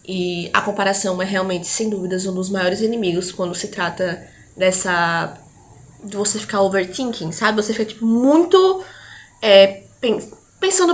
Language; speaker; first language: Portuguese; native; Portuguese